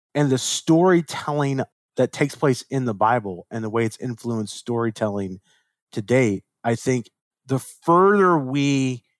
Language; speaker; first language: English; native; English